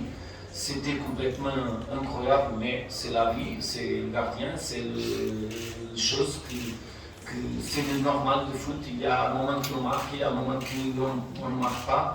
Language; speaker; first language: French; non-native, fluent; Portuguese